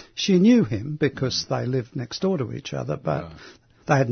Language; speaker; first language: English; non-native, local second language; Greek